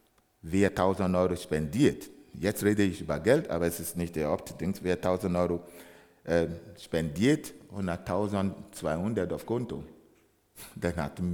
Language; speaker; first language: German; non-native, fluent; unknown